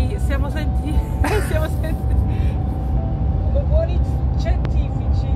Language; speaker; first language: Italian; non-native, learner; French